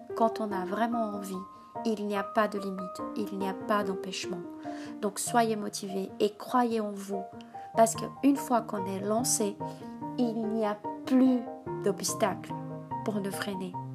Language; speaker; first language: French; non-native, fluent; Portuguese